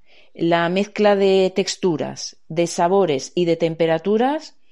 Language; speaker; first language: Spanish; native; Spanish